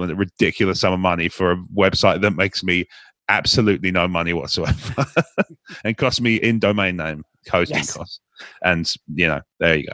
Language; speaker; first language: English; native; English